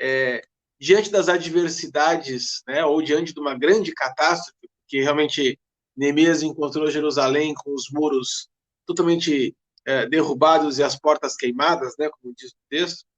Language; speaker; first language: Portuguese; native; Portuguese